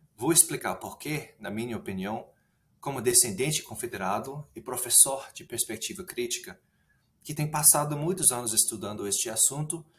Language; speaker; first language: Portuguese; non-native, fluent; English